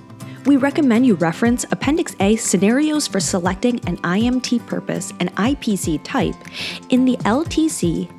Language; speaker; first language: English; native; English